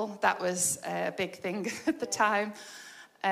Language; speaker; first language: English; native; English